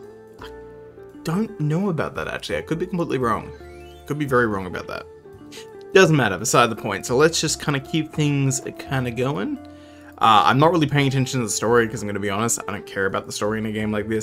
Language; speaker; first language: English; native; English